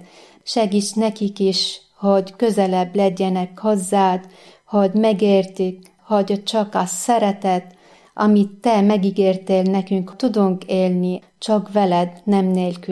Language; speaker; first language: Hungarian; non-native, fluent; Arabic